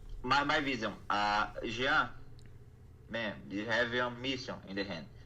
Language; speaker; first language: English; non-native, learner; Portuguese